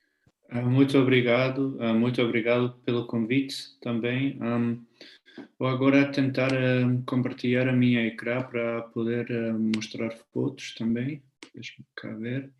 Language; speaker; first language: Portuguese; non-native, fluent; German